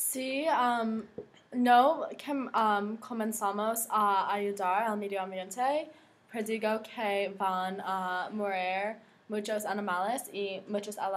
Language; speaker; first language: Spanish; non-native, learner; English